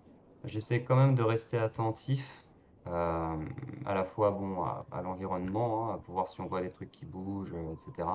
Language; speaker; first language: French; native; French